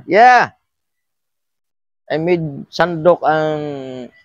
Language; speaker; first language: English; non-native, learner; Filipino